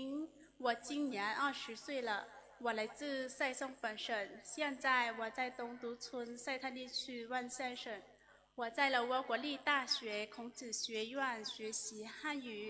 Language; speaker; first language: Chinese; non-native, learner; Lao